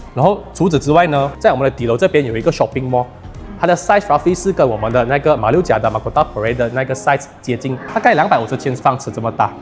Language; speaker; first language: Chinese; native; Chinese